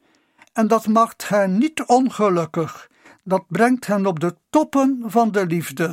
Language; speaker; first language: Dutch; native; Dutch